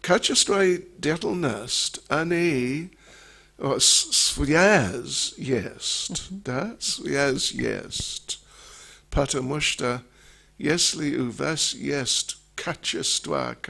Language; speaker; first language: Russian; non-native, learner; English